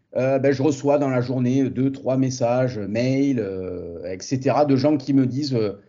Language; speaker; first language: French; native; French